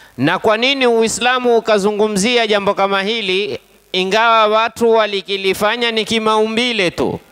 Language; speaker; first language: Swahili; native; Swahili